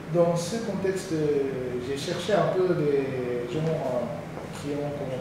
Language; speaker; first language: French; non-native, learner; Japanese